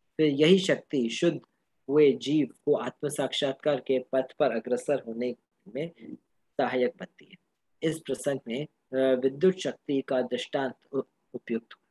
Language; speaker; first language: Hindi; native; Hindi